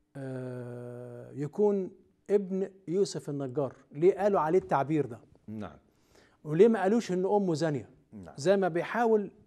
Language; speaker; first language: Arabic; native; Arabic